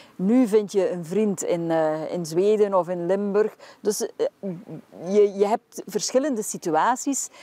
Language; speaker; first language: Dutch; native; Dutch